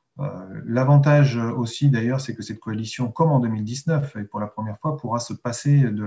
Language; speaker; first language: French; native; French